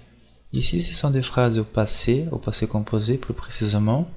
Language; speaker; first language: French; non-native, fluent; Portuguese